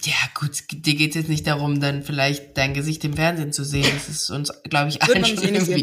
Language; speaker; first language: German; native; German